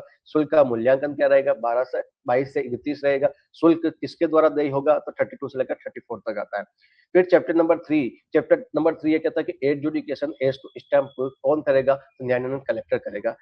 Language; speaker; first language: Hindi; native; Hindi